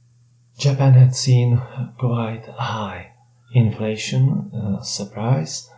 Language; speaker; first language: English; non-native, fluent; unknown